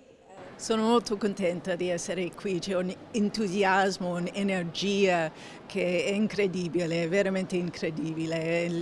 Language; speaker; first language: Italian; non-native, fluent; English